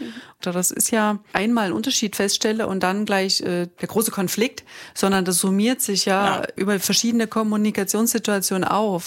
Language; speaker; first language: German; native; German